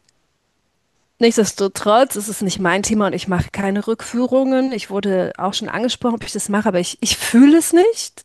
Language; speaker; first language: German; native; German